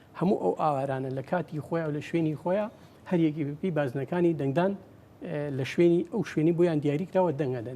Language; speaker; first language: Central Kurdish; native; Central Kurdish